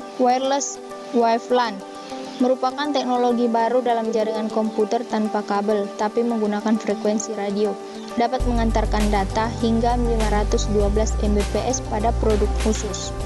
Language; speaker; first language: Indonesian; native; Indonesian